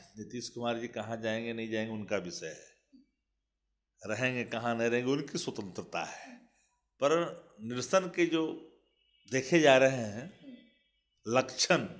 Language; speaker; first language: Hindi; native; Hindi